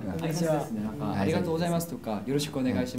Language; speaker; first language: Japanese; non-native, fluent; Korean